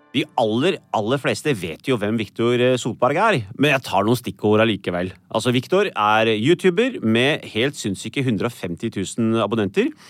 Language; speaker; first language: Norwegian; early bilingual, other home language; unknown